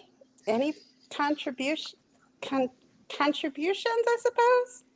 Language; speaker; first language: English; native; English